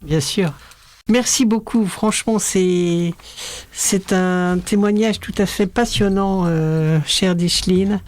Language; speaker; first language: French; native; French